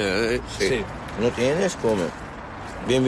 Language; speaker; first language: Spanish; non-native, learner; Arabic